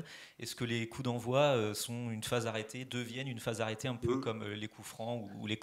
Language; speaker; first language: French; native; French